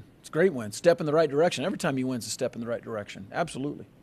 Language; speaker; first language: English; native; English